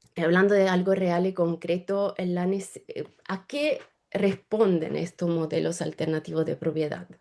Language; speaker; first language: Spanish; non-native, fluent; Italian